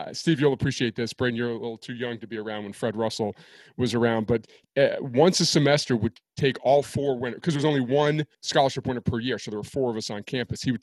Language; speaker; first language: English; native; English